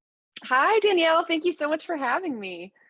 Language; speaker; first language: English; native; English